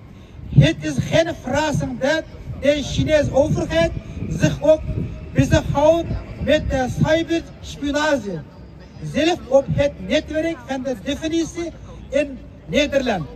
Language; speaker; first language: Dutch; non-native, fluent; Uyghur